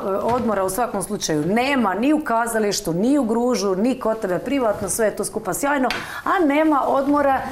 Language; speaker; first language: Croatian; native; Croatian